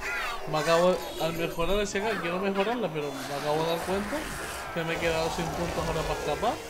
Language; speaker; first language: Spanish; native; Spanish